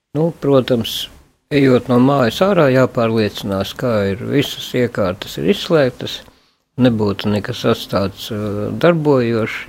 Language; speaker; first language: Latvian; native; Latvian